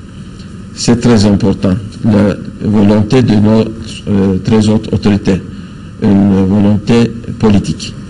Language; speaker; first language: French; non-native, fluent; Turkish